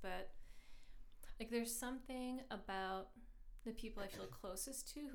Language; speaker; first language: English; native; English